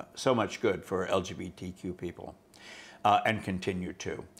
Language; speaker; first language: English; native; English